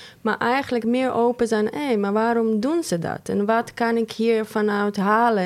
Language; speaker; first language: Dutch; non-native, fluent; Croatian